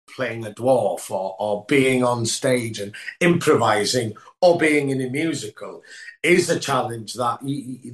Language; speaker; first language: English; non-native, local second language; Welsh